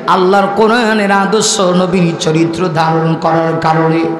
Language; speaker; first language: Bangla; non-native, local second language; Sylheti